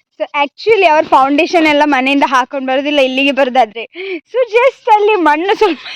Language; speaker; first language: Kannada; non-native, local second language; Tulu